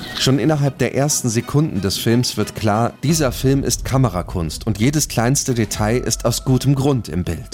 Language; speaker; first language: German; native; German